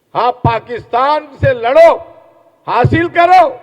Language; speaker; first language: Hindi; non-native, local second language; Telugu